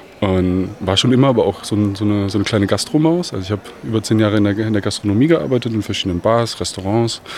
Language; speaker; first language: German; early bilingual, other home language; Bosnian